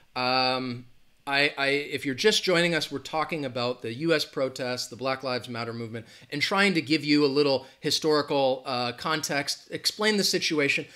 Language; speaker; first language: English; native; English